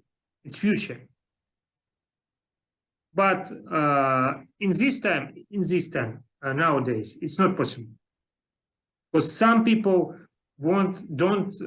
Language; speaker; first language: English; non-native, learner; Russian